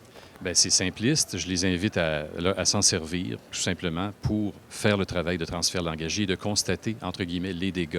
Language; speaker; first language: French; native; French